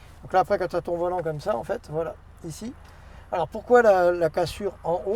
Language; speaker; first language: French; native; French